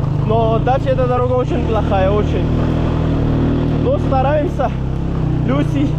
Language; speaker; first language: Russian; non-native, learner; Urdu